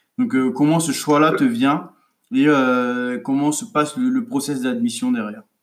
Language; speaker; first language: French; native; French